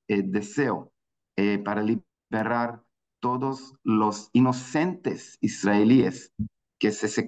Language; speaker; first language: Spanish; non-native, fluent; Hebrew